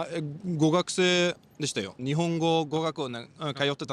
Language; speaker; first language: Japanese; non-native, fluent; Swedish